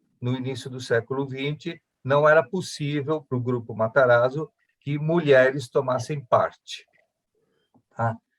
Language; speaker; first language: Portuguese; early bilingual, other home language; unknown